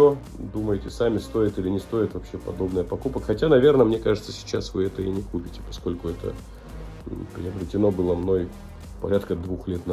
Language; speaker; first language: Russian; native; Russian